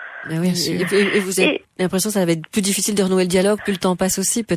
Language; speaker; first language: French; native; French